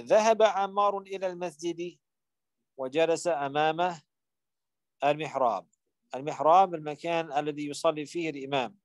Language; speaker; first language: Arabic; non-native, fluent; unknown